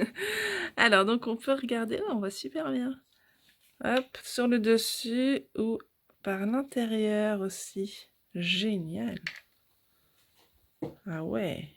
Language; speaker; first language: French; native; French